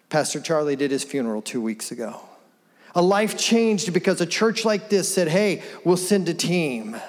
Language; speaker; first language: English; native; English